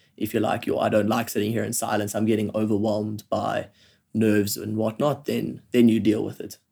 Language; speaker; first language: English; native; English